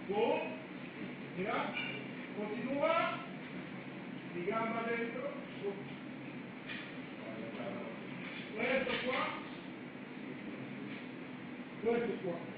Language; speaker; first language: Italian; non-native, learner; Romanian